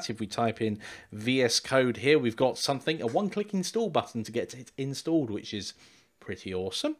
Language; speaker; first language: English; native; English